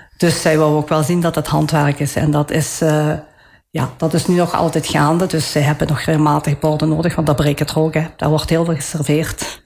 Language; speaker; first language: Dutch; early bilingual, other home language; Italian